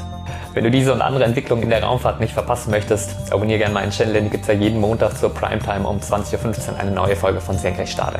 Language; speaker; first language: German; native; German